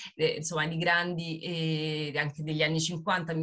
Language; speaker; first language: Italian; native; Italian